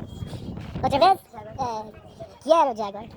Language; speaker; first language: Spanish; non-native, learner; English